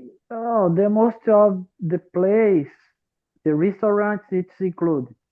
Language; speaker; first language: English; non-native, learner; Portuguese